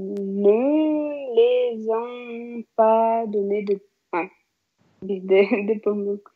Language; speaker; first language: French; non-native, learner; Russian